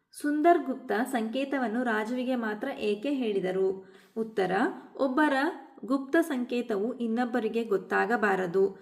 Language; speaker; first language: Kannada; native; Kannada